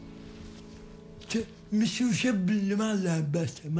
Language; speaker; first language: Hebrew; early bilingual, other home language; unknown